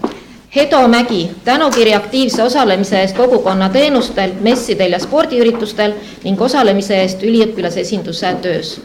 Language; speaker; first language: Estonian; native; Estonian